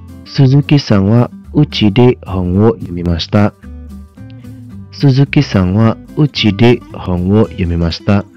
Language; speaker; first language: Japanese; non-native, fluent; Indonesian